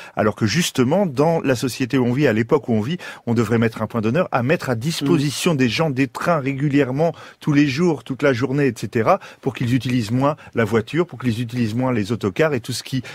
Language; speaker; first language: French; native; French